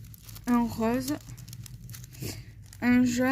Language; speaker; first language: French; native; French